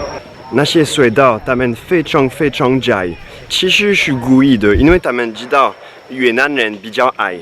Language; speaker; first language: Chinese; non-native, fluent; French